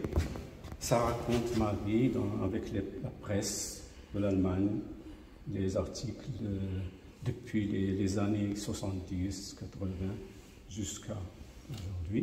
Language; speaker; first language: French; non-native, local second language; Arabic